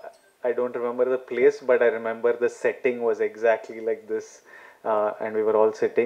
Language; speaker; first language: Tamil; non-native, learner; Telugu